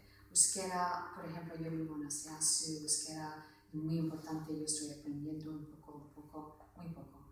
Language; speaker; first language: Spanish; non-native, fluent; English